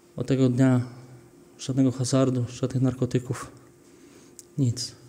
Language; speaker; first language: Polish; early bilingual, heritage; Polish